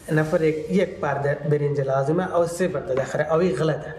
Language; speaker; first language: Central Kurdish; non-native, learner; Bangla